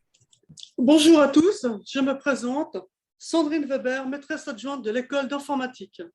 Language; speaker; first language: French; native; French